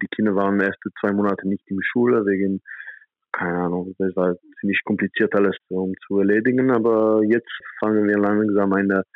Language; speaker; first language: German; non-native, fluent; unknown